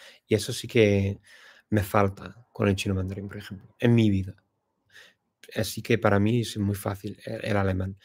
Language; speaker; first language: Spanish; non-native, fluent; English